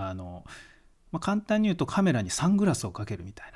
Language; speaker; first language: Japanese; native; Japanese